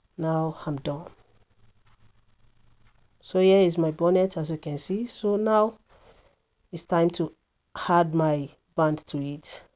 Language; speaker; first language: English; non-native, local second language; Yoruba